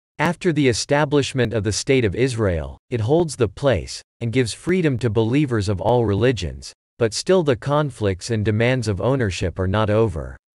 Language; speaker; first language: English; non-native, fluent; Hebrew